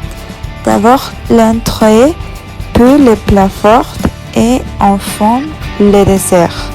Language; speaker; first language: French; non-native, learner; Spanish